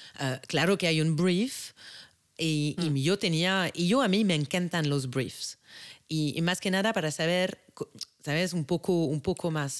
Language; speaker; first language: Spanish; non-native, fluent; French